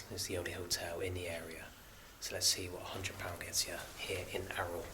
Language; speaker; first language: English; native; English